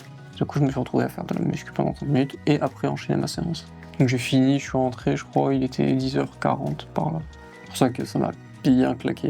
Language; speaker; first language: French; native; French